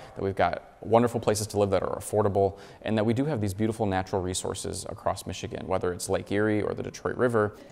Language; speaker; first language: English; native; English